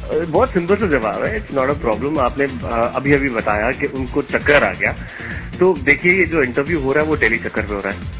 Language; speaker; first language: Hindi; non-native, fluent; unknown